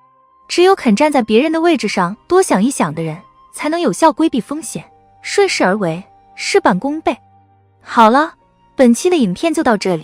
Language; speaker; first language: Chinese; native; Chinese